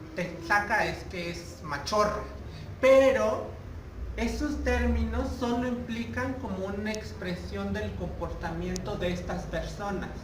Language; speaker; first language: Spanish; non-native, local second language; Nahuatl languages